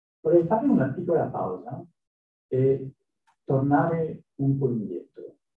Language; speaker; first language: Italian; non-native, learner; French